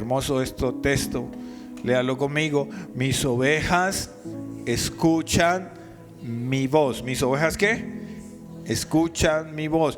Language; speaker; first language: Spanish; native; Spanish